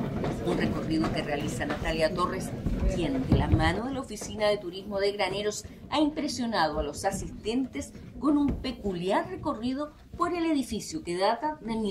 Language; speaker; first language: Spanish; native; Spanish